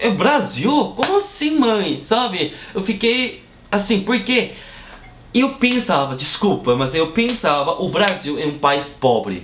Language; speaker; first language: Portuguese; non-native, fluent; Korean